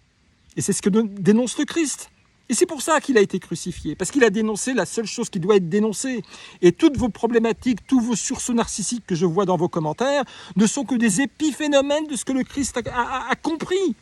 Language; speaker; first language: French; native; French